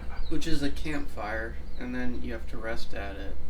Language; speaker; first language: English; native; English